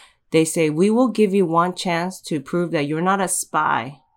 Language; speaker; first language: English; early bilingual, other home language; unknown